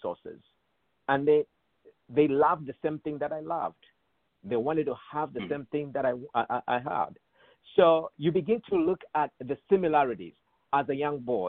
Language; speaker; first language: English; non-native, local second language; Bemba